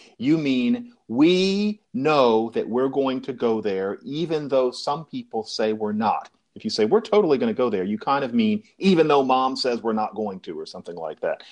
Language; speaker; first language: English; native; English